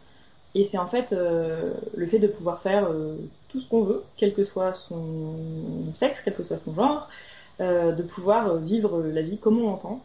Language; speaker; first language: French; native; French